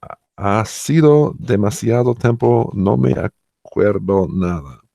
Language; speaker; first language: Spanish; non-native, learner; English